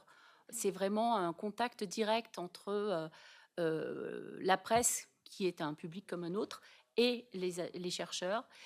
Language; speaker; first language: French; native; French